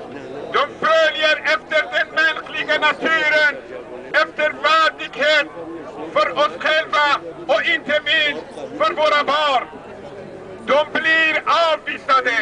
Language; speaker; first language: Swedish; non-native, fluent; Persian